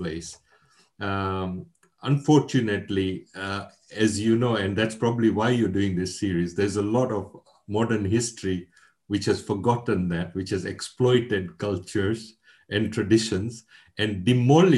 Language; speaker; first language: English; non-native, local second language; Gujarati